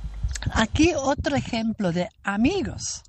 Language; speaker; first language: Spanish; non-native, fluent; German